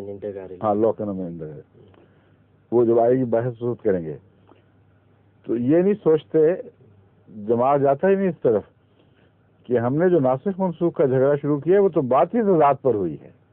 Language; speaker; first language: Urdu; native; Urdu